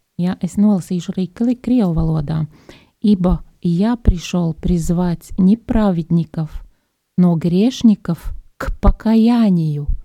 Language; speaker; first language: Latvian; native; Latvian